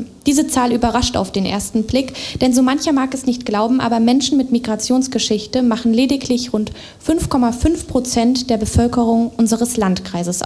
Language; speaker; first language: German; native; German